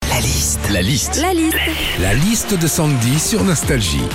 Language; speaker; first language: French; native; French